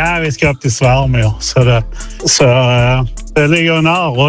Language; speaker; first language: Swedish; native; Swedish